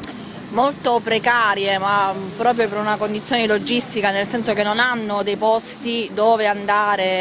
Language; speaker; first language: Italian; native; Italian